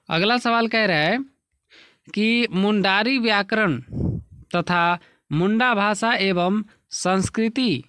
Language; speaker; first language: Hindi; native; Hindi